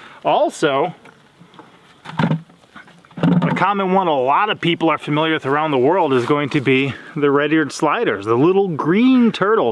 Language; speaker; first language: English; native; English